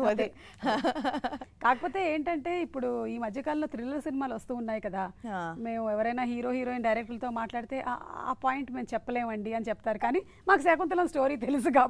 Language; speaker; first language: Telugu; native; Telugu